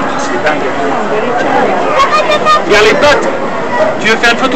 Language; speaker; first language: French; native; French